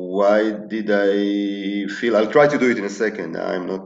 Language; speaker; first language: English; non-native, fluent; Hebrew